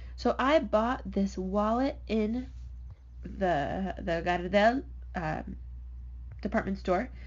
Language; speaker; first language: English; native; English